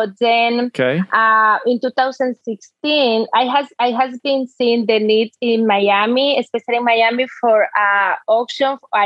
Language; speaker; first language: English; non-native, fluent; Spanish